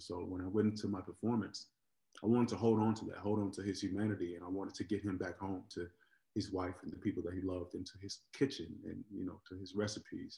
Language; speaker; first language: English; native; English